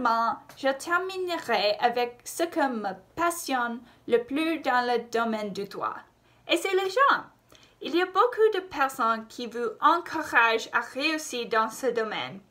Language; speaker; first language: French; non-native, local second language; English